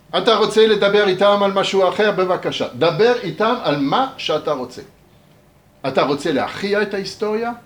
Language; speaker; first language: Hebrew; native; Hebrew